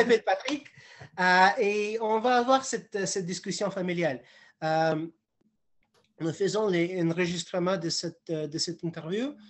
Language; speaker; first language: French; non-native, fluent; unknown